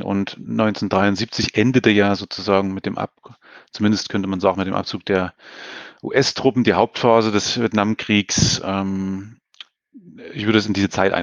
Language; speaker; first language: German; native; German